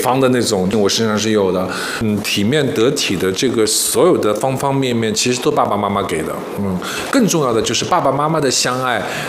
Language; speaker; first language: Chinese; native; Chinese